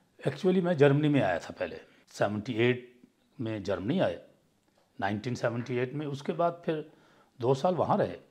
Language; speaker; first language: Urdu; non-native, local second language; Punjabi